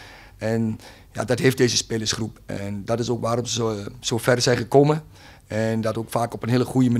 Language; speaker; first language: Dutch; native; Dutch